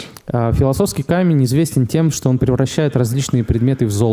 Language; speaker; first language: Russian; native; Russian